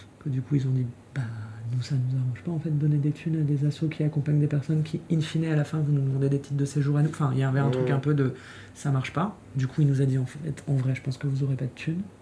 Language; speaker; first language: French; native; French